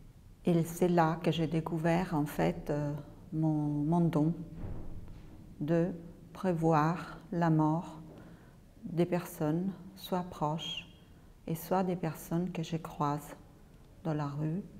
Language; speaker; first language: French; non-native, local second language; Arabic